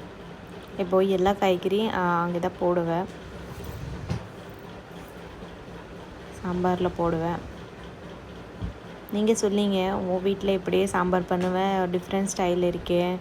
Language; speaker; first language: Tamil; non-native, learner; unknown